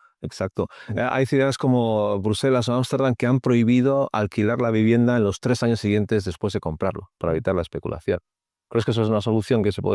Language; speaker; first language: Spanish; native; Spanish